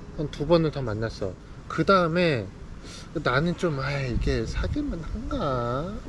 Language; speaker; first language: Korean; native; Korean